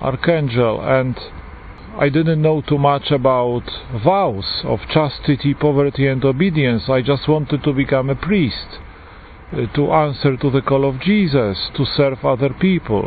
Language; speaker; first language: English; non-native, fluent; Polish